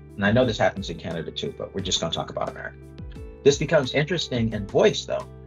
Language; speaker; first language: English; native; English